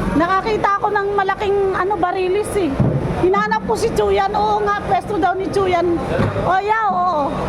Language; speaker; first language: Filipino; non-native, local second language; Cebuano